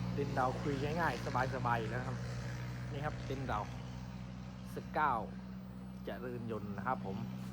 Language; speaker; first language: Thai; non-native, local second language; Khmer